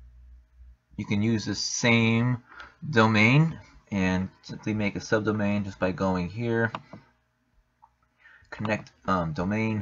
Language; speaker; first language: English; native; English